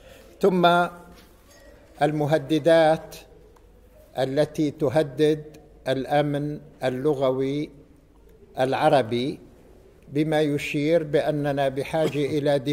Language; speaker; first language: Arabic; native; Arabic